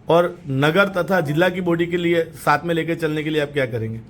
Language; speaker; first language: Hindi; non-native, local second language; Gujarati